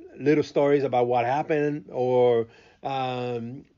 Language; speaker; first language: English; non-native, fluent; Spanish